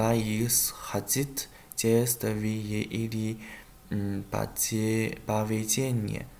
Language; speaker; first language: Russian; non-native, learner; Chinese